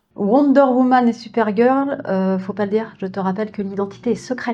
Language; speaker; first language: French; native; French